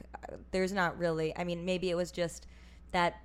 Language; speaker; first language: English; native; English